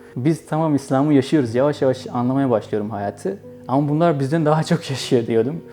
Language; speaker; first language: Turkish; non-native, fluent; Urdu